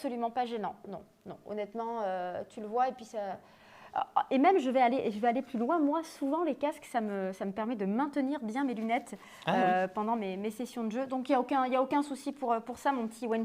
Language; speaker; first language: French; native; French